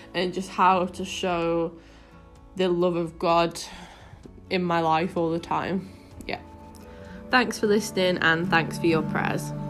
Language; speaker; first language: English; native; English